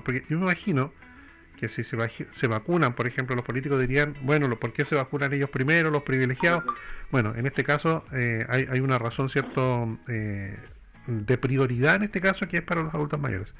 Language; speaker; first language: Spanish; native; Spanish